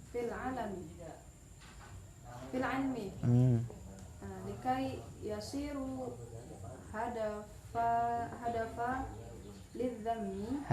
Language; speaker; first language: Arabic; non-native, fluent; Indonesian